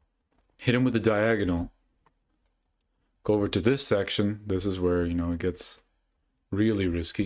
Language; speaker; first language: English; native; English